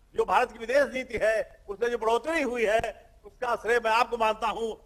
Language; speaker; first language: Hindi; native; Hindi